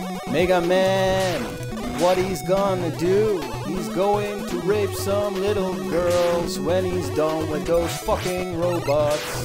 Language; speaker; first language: English; non-native, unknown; Dutch